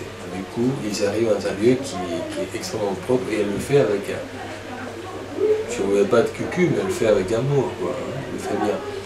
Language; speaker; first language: French; native; French